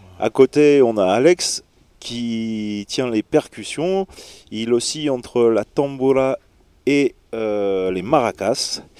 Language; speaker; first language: French; native; French